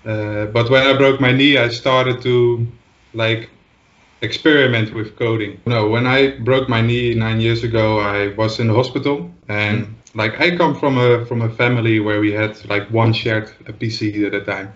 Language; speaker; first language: English; non-native, fluent; Dutch